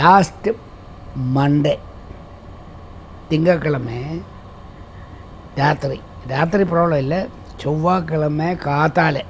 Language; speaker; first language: Tamil; non-native, local second language; Malayalam